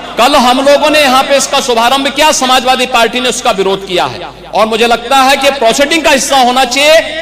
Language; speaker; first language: Hindi; native; Hindi